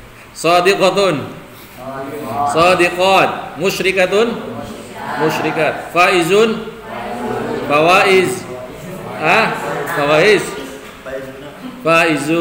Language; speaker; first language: Arabic; non-native, fluent; Indonesian